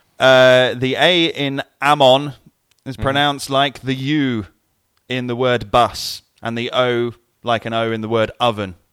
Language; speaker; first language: English; native; English